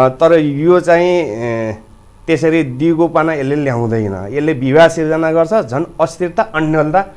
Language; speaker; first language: Nepali; native; Nepali